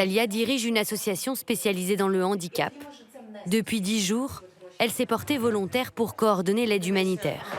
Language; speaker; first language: French; native; French